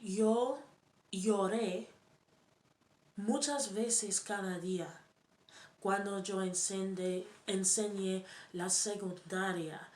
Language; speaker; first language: Spanish; non-native, learner; English